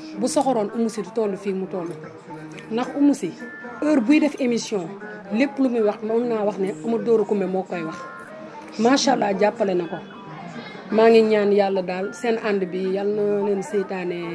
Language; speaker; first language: Wolof; native; Wolof